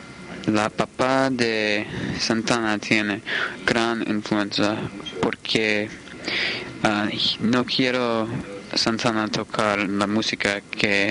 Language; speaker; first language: Spanish; non-native, learner; English